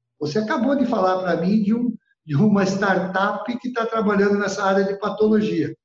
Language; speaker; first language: Portuguese; early bilingual, other home language; Italian